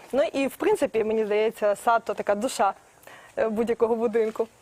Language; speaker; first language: Ukrainian; native; Ukrainian